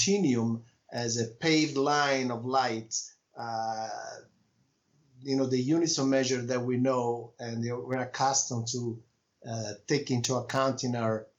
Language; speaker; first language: English; non-native, fluent; Italian